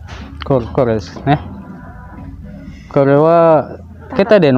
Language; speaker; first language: Japanese; non-native, learner; Indonesian